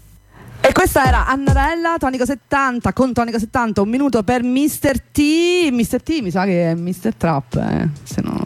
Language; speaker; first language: Italian; native; Italian